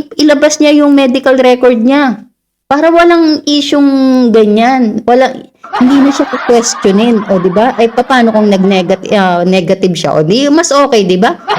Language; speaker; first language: Filipino; non-native, local second language; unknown